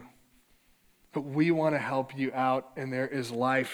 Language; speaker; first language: English; native; English